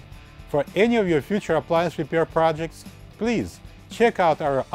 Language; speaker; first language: English; native; English